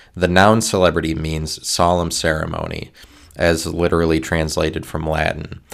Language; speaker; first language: English; native; English